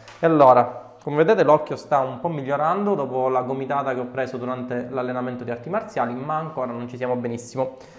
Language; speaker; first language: Italian; native; Italian